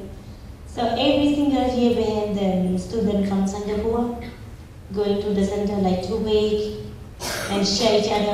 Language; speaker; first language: English; non-native, learner; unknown